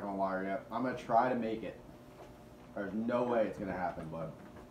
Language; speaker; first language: English; native; English